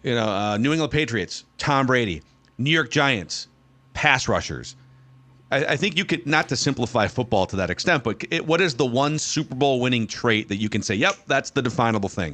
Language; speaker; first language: English; native; English